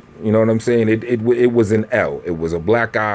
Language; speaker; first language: English; native; English